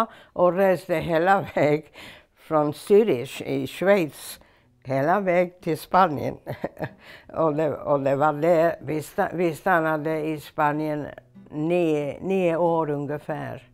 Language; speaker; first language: Swedish; non-native, fluent; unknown